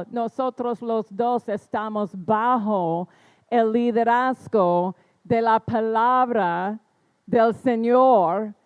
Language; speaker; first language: Spanish; non-native, fluent; English